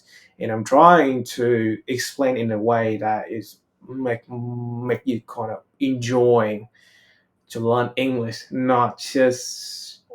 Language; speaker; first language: English; non-native, fluent; Vietnamese